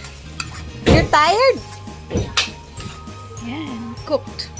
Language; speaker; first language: English; non-native, local second language; Cebuano